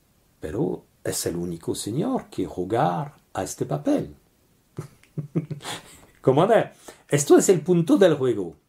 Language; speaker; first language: Spanish; non-native, learner; French